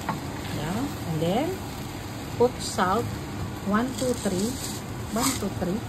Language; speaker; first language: English; non-native, learner; Filipino